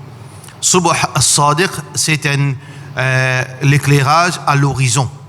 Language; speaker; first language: French; non-native, learner; Morisyen